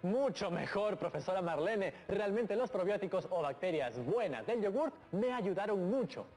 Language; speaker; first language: Spanish; native; Spanish